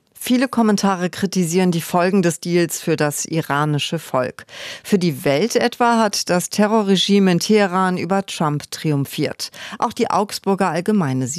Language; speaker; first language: German; native; German